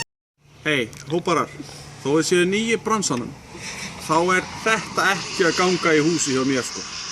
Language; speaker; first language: Icelandic; native; Icelandic